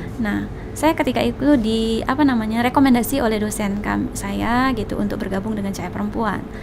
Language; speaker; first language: Indonesian; native; Indonesian